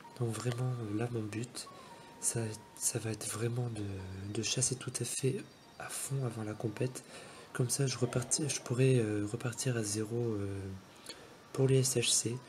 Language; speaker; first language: French; native; French